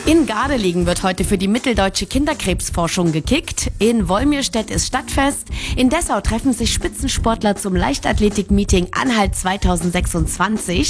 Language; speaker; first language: German; native; German